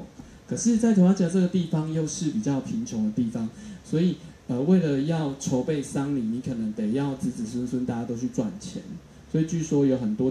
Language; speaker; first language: Chinese; native; Chinese